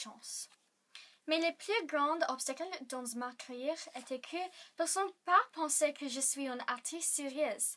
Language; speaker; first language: French; non-native, learner; English